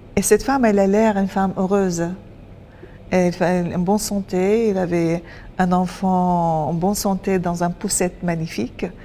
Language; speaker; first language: French; non-native, fluent; Arabic